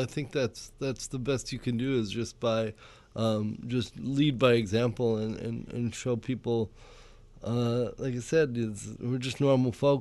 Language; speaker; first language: English; native; English